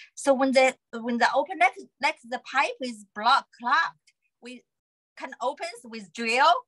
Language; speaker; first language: English; non-native, fluent; Chinese